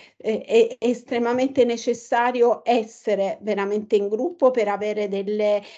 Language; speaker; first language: Italian; native; Italian